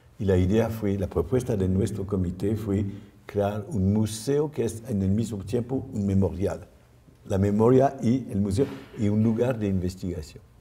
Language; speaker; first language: Spanish; non-native, fluent; French